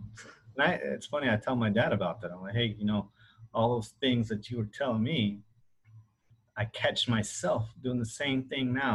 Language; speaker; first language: English; native; English